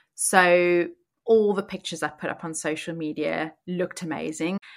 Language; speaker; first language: English; native; English